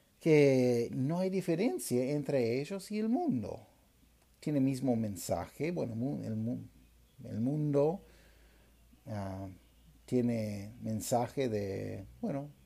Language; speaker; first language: Spanish; non-native, fluent; English